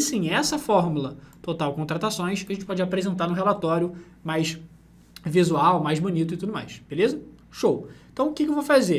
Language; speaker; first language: Portuguese; native; Portuguese